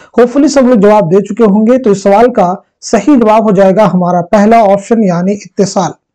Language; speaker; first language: Hindi; native; Hindi